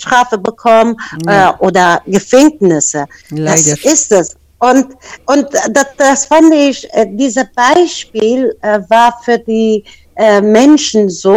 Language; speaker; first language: German; non-native, fluent; Persian